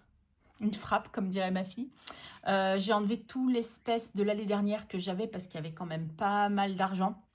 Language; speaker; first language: French; native; French